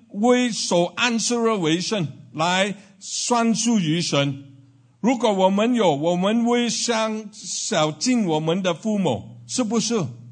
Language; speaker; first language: Chinese; non-native, learner; Cantonese